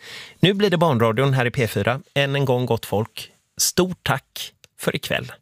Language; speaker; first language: Swedish; native; Swedish